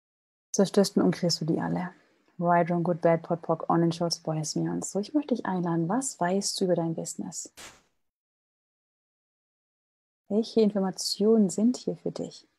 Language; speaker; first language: German; native; German